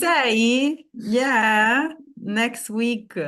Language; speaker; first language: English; non-native, learner; Italian